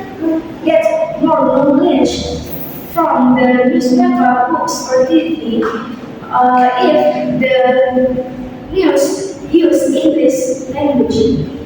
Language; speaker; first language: English; non-native, learner; Indonesian